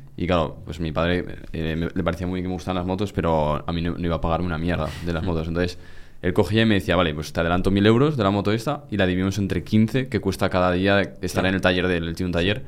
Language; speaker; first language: Spanish; native; Spanish